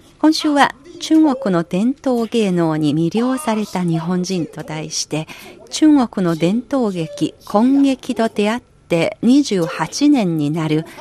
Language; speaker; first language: Japanese; non-native, fluent; Chinese